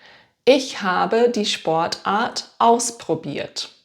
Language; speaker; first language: German; non-native, fluent; English